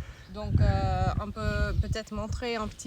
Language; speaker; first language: French; non-native, learner; English